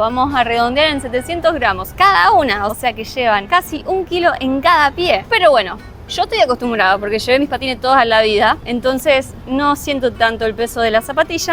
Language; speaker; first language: Spanish; native; Spanish